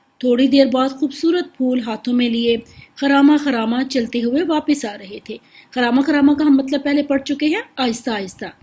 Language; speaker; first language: Urdu; native; Urdu